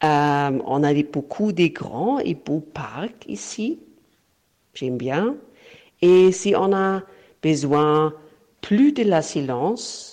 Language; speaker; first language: French; non-native, fluent; German